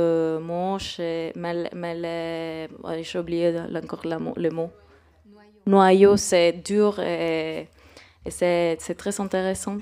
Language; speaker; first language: French; non-native, fluent; Spanish